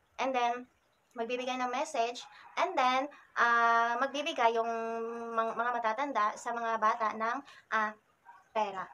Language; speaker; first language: Filipino; native; Filipino